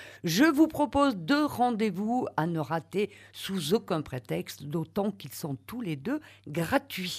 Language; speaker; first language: French; native; French